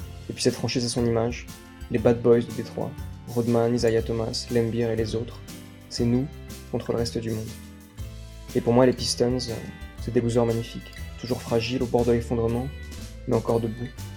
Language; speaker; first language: French; native; French